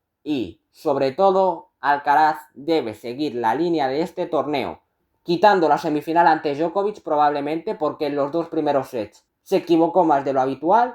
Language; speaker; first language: Spanish; native; Spanish